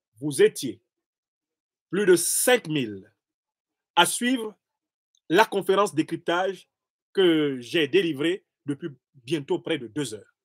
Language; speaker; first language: French; non-native, local second language; Basaa